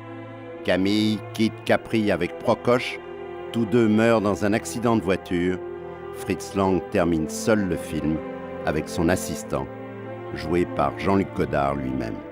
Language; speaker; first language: French; native; French